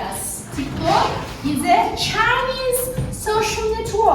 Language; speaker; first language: English; non-native, learner; Kazakh